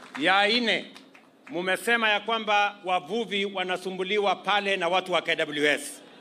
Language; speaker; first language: Swahili; non-native, local second language; Kalenjin